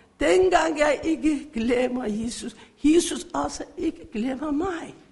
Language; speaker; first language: Danish; non-native, learner; Persian